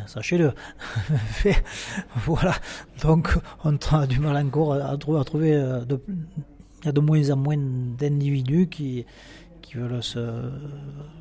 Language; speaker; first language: French; native; French